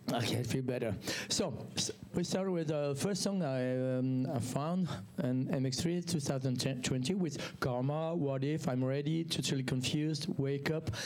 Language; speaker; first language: English; non-native, learner; French